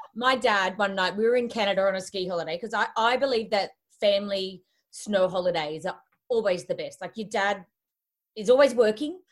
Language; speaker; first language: English; native; English